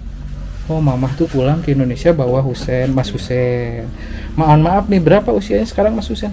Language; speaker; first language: Indonesian; non-native, local second language; Sundanese